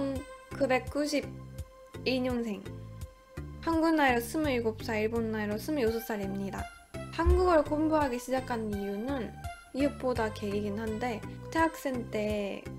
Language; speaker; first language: Korean; non-native, fluent; Japanese